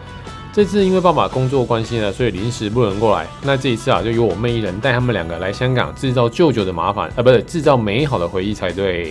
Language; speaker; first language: Chinese; native; Chinese